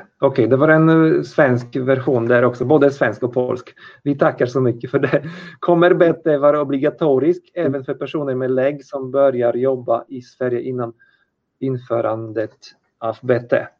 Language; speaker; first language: Swedish; non-native, fluent; Polish